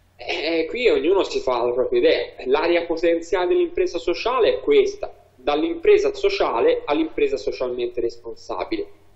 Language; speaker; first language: Italian; native; Italian